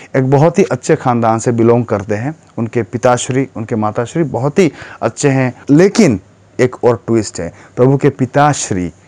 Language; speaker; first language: Hindi; non-native, fluent; Bangla